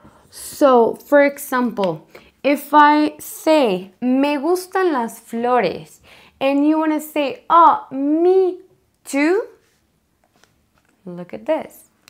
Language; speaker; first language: English; non-native, fluent; Spanish